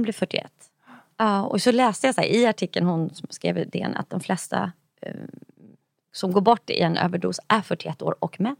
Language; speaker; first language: Swedish; native; Swedish